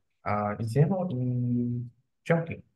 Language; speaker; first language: English; non-native, learner; Vietnamese